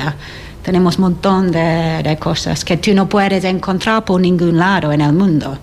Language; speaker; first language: Spanish; non-native, learner; English